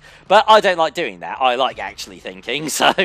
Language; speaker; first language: English; native; English